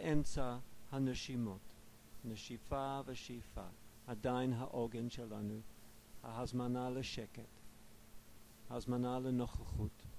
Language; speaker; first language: Hebrew; non-native, fluent; English